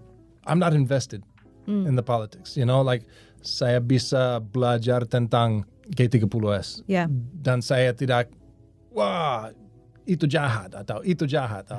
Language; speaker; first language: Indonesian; non-native, learner; English